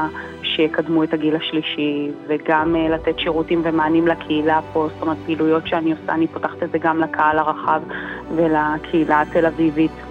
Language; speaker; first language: Hebrew; native; Hebrew